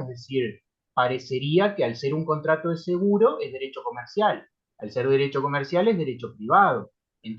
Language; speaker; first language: Spanish; native; Spanish